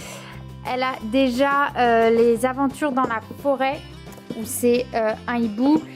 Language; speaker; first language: French; native; French